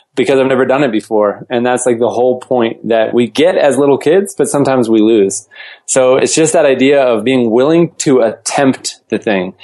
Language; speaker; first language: English; native; English